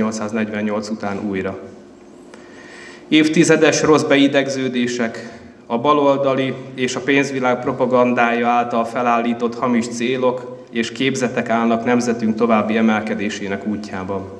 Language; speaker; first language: Hungarian; native; Hungarian